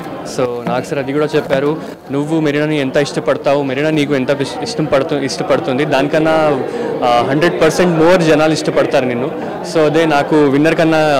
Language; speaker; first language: Telugu; non-native, local second language; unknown